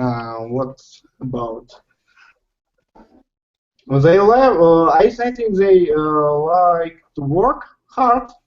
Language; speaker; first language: English; non-native, learner; Russian